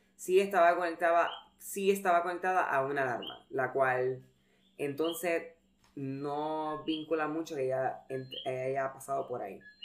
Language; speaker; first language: Spanish; early bilingual, heritage; Spanish